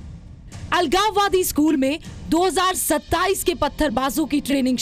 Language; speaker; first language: Hindi; native; Hindi